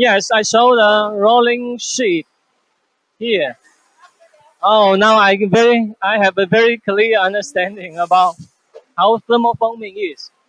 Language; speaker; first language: English; non-native, fluent; Chinese